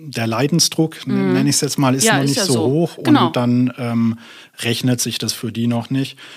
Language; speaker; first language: German; native; German